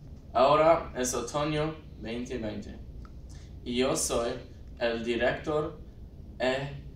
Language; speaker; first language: Spanish; non-native, learner; English